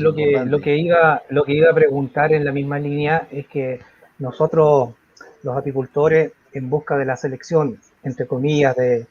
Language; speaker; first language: Spanish; native; Spanish